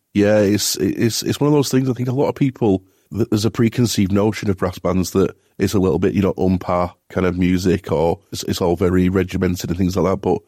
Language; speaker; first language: English; native; English